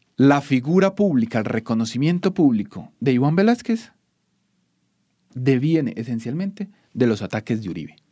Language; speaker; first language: Spanish; native; Spanish